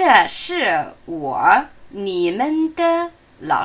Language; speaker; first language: Chinese; non-native, fluent; Russian